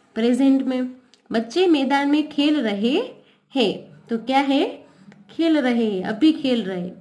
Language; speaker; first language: Hindi; non-native, local second language; Gujarati